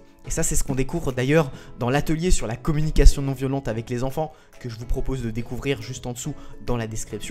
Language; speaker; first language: French; native; French